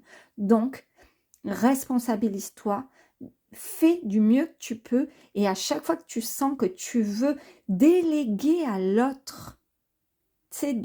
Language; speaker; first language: French; native; French